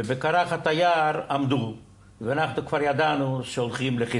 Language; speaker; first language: Hebrew; non-native, fluent; Yiddish